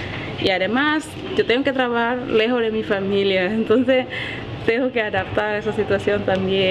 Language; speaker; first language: Spanish; non-native, learner; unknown